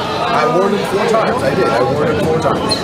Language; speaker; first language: English; native; English